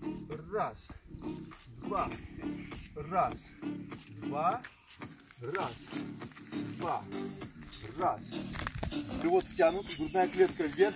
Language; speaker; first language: Russian; native; Russian